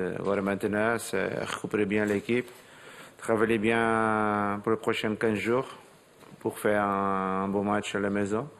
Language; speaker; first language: French; non-native, learner; Portuguese